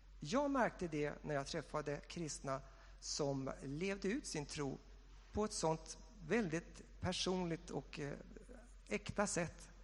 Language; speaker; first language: Swedish; native; Swedish